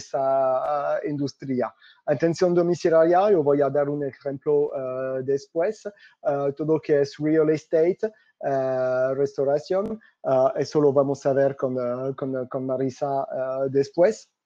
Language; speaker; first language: Spanish; non-native, fluent; French